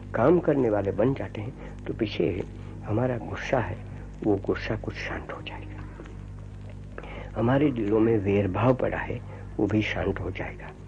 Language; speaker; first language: Hindi; non-native, local second language; Gujarati